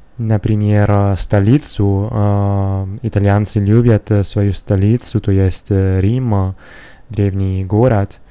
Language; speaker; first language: Russian; non-native, learner; Italian